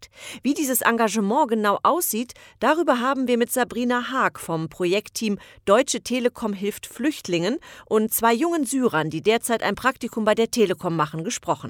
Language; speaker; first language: German; native; German